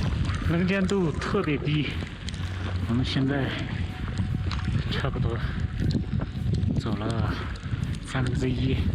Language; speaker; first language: Chinese; native; Chinese